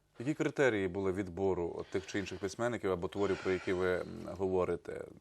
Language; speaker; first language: Ukrainian; native; Ukrainian